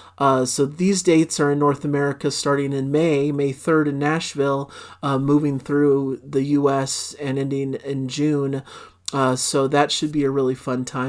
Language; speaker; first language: English; native; English